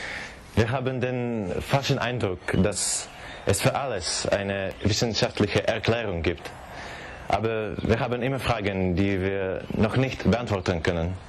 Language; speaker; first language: German; non-native, fluent; Czech